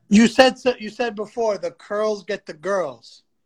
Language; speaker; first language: English; early bilingual, other home language; Italian